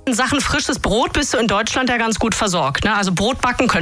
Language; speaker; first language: German; native; German